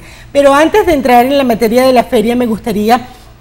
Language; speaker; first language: Spanish; native; Spanish